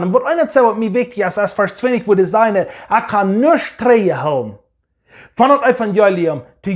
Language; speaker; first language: German; non-native, learner; English